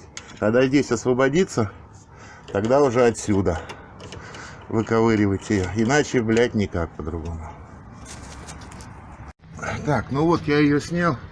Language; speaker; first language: Russian; native; Russian